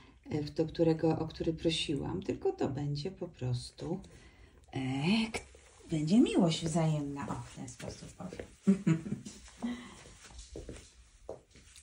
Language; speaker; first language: Polish; native; Polish